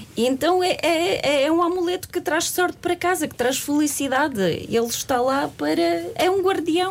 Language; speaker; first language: Portuguese; non-native, fluent; Russian